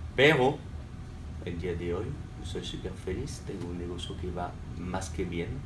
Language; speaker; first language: Spanish; non-native, fluent; French